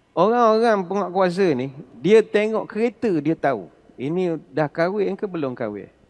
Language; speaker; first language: Malay; native; Malay